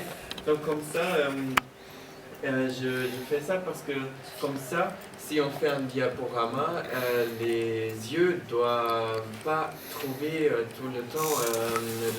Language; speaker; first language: French; non-native, learner; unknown